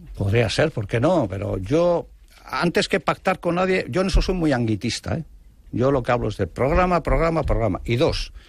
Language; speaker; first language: Spanish; non-native, local second language; Basque